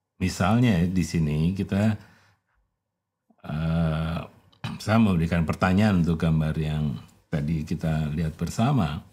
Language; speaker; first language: Indonesian; native; Indonesian